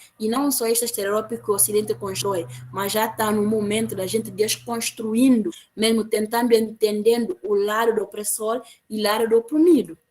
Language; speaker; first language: Portuguese; non-native, local second language; Upper Guinea Crioulo